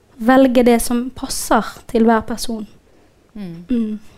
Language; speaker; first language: Norwegian; non-native, fluent; Somali